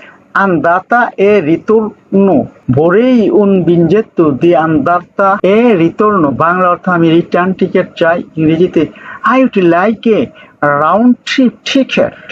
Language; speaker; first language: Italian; non-native, learner; Bangla